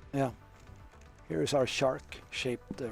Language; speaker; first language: English; non-native, fluent; Swedish